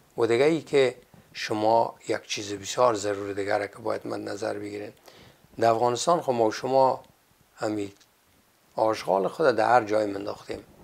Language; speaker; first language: Persian; native; Persian